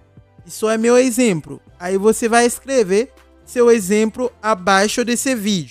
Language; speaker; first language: Portuguese; non-native, fluent; Haitian Creole